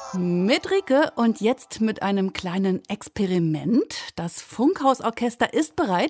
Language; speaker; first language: German; native; German